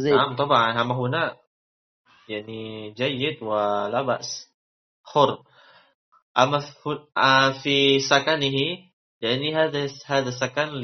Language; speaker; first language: Arabic; non-native, fluent; Indonesian